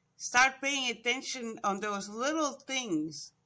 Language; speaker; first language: English; non-native, fluent; Estonian